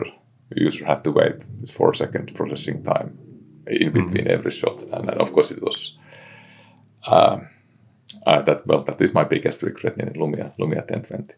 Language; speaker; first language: English; non-native, fluent; Finnish